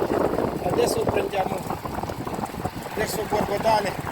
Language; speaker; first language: Italian; non-native, fluent; Romanian